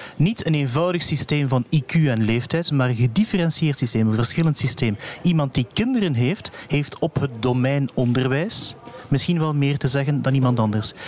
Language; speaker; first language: Dutch; native; Dutch